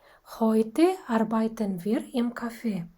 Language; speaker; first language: German; non-native, fluent; Kazakh